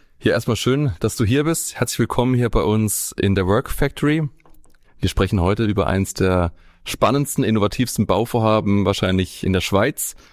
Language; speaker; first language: German; native; German